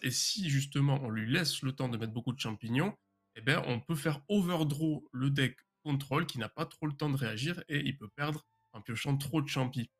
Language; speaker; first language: French; native; French